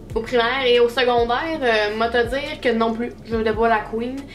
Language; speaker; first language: French; native; French